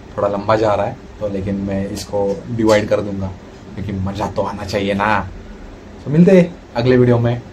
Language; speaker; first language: Hindi; non-native, local second language; Marathi